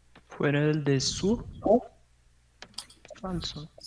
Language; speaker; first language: Spanish; non-native, learner; Portuguese